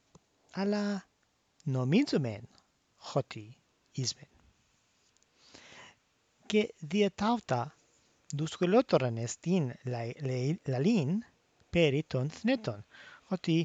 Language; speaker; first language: Greek; non-native, fluent; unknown